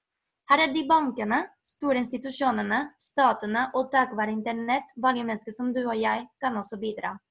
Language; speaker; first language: Norwegian; non-native, fluent; Spanish